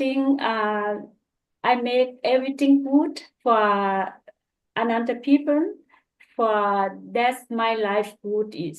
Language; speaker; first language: English; non-native, learner; Thai